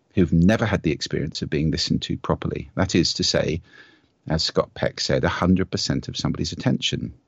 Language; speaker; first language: English; native; English